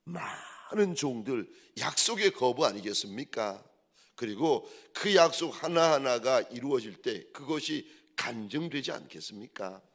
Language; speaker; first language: Korean; native; Korean